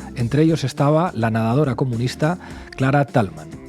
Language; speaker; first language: Spanish; native; Spanish